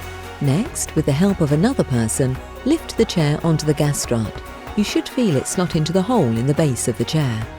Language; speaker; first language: English; native; English